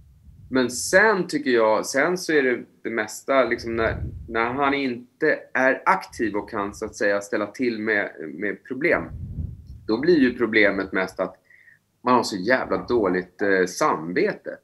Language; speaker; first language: Swedish; native; Swedish